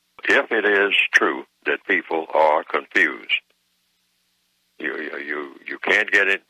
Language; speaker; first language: English; native; English